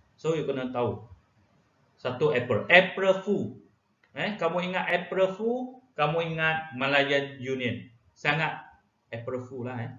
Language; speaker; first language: Malay; non-native, local second language; Chinese